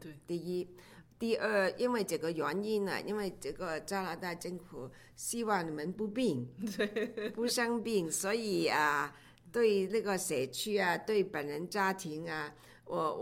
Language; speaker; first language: Chinese; non-native, local second language; Cantonese